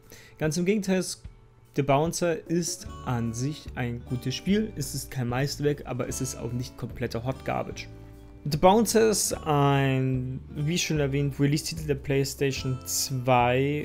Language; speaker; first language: German; native; German